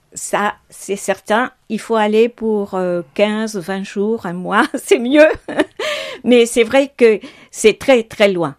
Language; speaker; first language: French; non-native, fluent; Spanish